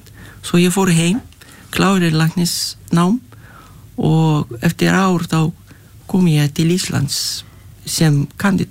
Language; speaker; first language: Icelandic; non-native, fluent; Lithuanian